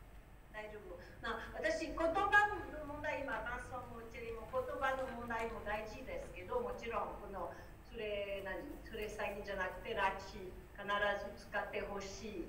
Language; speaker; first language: Japanese; non-native, learner; French